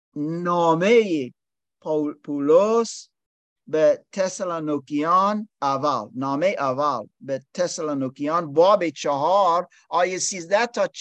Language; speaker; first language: Persian; non-native, learner; English